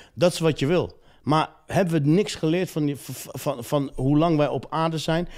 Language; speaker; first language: Dutch; early bilingual, other home language; Riffian